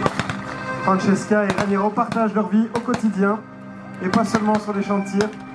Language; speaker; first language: French; native; French